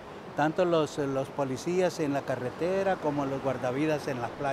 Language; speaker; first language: Spanish; native; Spanish